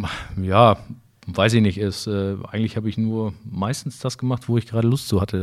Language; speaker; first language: German; native; German